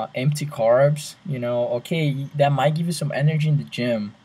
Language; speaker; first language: English; non-native, fluent; Portuguese